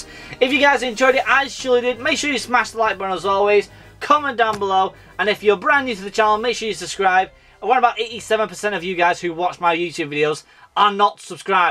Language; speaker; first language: English; native; English